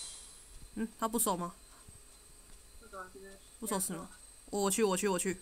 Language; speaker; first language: Chinese; native; Chinese